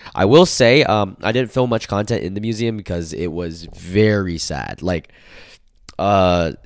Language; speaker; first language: English; native; English